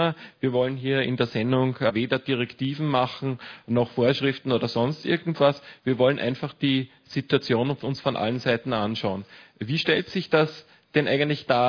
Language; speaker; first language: German; native; German